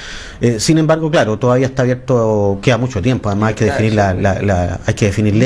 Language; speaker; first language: Spanish; native; Spanish